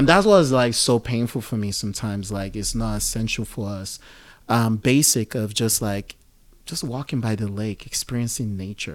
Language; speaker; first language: English; non-native, local second language; Yoruba